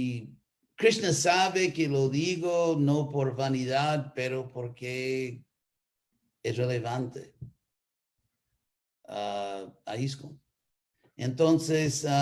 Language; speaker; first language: Spanish; non-native, fluent; English